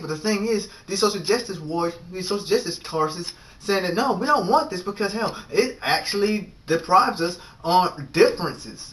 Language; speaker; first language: English; native; English